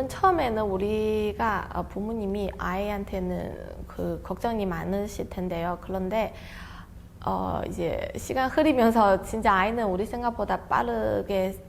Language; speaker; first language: Korean; non-native, fluent; Chinese